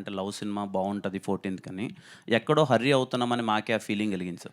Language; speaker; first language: Telugu; native; Telugu